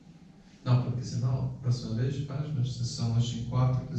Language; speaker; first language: Portuguese; non-native, fluent; Italian